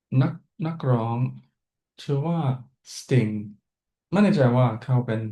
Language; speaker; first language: Thai; non-native, fluent; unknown